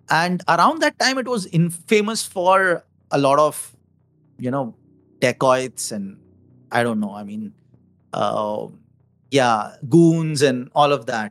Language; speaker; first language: English; non-native, local second language; Hindi